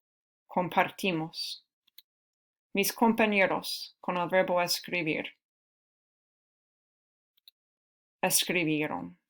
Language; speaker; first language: Spanish; non-native, fluent; English